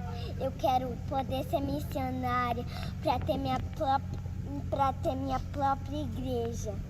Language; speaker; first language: Portuguese; non-native, local second language; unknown